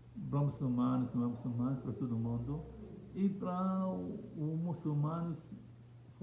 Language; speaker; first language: Portuguese; non-native, fluent; Arabic